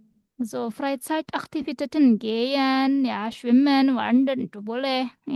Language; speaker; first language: German; non-native, fluent; Indonesian